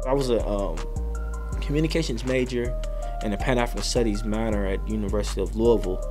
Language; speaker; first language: English; native; English